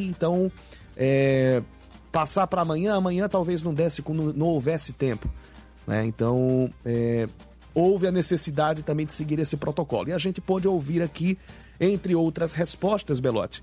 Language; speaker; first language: Portuguese; native; Portuguese